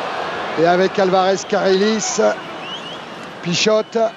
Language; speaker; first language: French; native; French